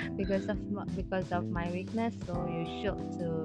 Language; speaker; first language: English; non-native, learner; Indonesian